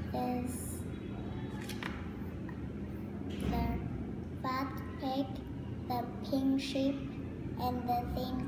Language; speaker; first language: English; non-native, learner; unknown